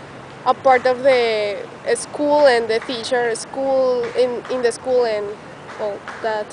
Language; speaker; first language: English; non-native, learner; Spanish